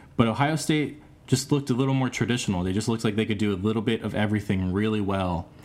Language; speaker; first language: English; native; English